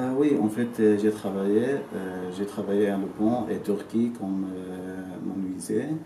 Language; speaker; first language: French; non-native, learner; Arabic